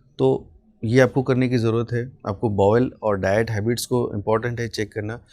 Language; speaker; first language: Hindi; non-native, local second language; Marathi